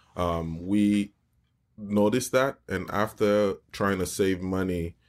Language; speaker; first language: English; non-native, local second language; Yoruba